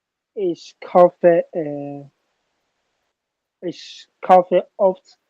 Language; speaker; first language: German; non-native, learner; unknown